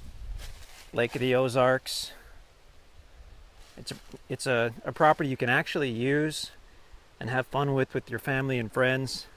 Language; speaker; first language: English; native; English